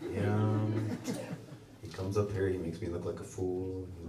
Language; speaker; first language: English; native; English